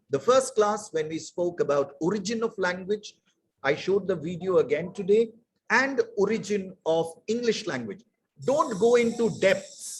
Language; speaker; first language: English; non-native, local second language; Bangla